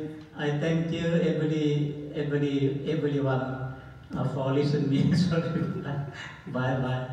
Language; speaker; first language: English; non-native, learner; Thai